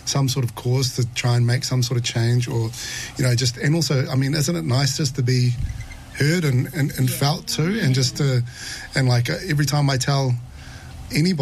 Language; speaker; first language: English; native; English